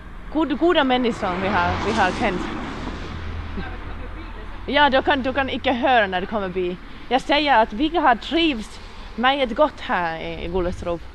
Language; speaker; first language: Swedish; non-native, learner; Finnish